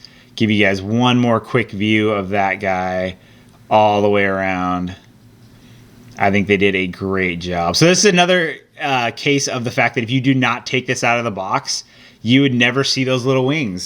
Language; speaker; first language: English; native; English